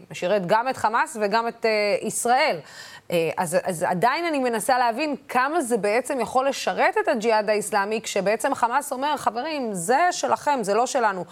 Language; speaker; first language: Hebrew; non-native, local second language; Arabic